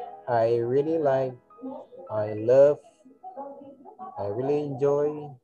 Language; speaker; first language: English; non-native, fluent; Indonesian